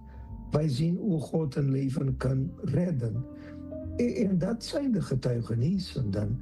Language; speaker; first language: Dutch; non-native, fluent; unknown